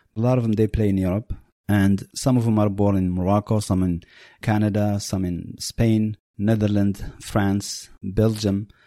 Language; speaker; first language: English; non-native, fluent; Berber languages